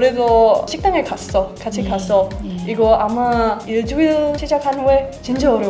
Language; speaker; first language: Korean; non-native, learner; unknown